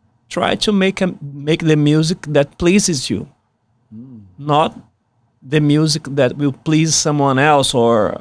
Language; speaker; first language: English; non-native, fluent; Portuguese